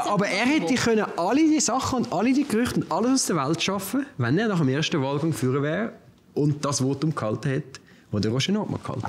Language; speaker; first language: German; native; German